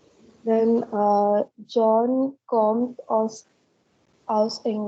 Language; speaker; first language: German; non-native, learner; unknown